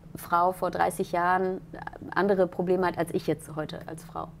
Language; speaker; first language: German; native; German